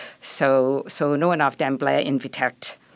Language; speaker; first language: Norwegian; non-native, fluent; English